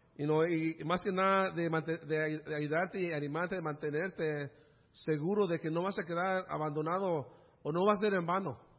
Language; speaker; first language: Spanish; early bilingual, heritage; Spanish